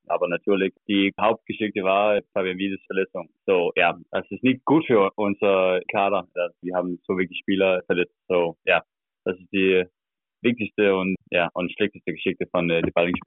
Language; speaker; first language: German; non-native, learner; Danish